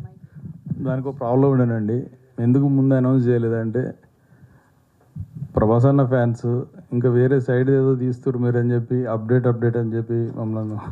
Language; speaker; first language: Telugu; native; Telugu